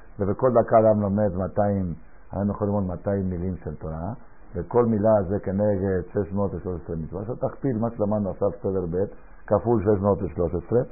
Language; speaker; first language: Hebrew; non-native, fluent; Spanish